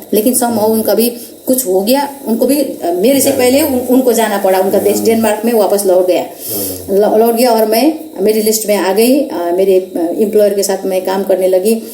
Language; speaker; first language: Hindi; non-native, local second language; Nepali